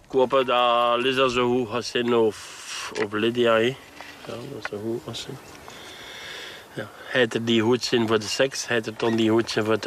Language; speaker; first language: Dutch; native; Dutch